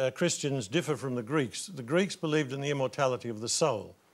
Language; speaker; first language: English; native; English